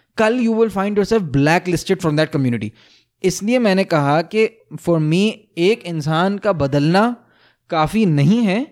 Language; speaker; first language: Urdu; native; Urdu